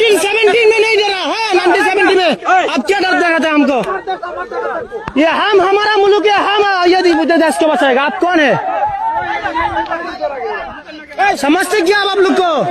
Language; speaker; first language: Hindi; non-native, learner; Bangla